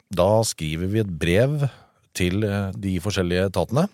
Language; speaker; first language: Norwegian; native; Norwegian